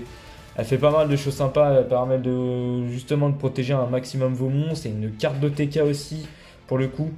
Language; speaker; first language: French; native; French